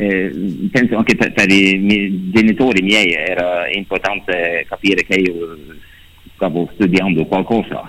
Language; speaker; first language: Italian; non-native, learner; Norwegian